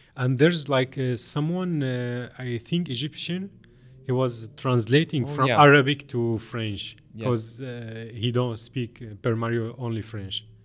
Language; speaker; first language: English; non-native, fluent; Arabic